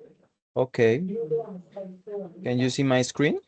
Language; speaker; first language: English; non-native, learner; Spanish